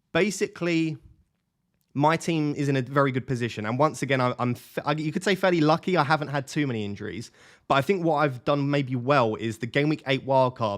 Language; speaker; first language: English; native; English